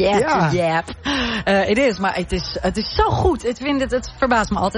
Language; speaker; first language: Dutch; native; Dutch